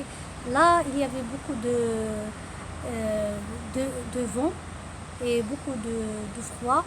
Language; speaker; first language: French; non-native, local second language; Arabic